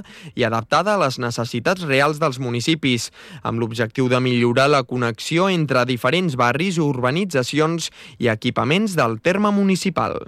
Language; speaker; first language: Catalan; native; Catalan